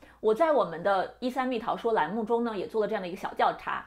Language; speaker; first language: Chinese; native; Chinese